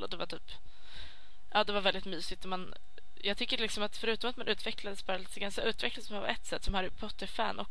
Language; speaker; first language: Swedish; native; Swedish